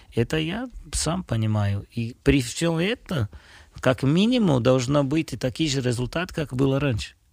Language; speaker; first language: Russian; non-native, fluent; Portuguese